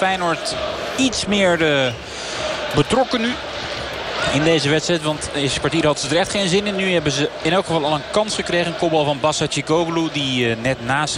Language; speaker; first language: Dutch; native; Dutch